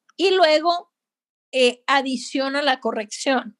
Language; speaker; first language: Spanish; native; Spanish